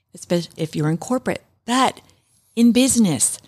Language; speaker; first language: English; native; English